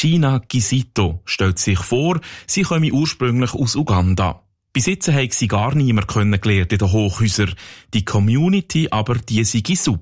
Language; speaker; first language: German; native; German